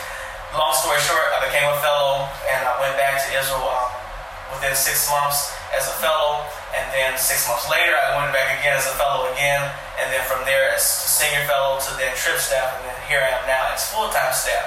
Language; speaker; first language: English; native; English